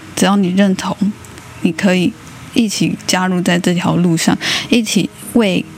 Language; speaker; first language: Chinese; native; Chinese